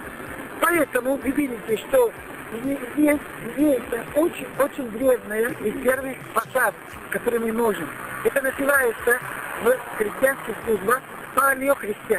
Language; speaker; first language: Russian; non-native, learner; Italian